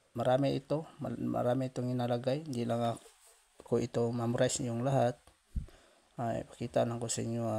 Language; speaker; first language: Filipino; non-native, local second language; Cebuano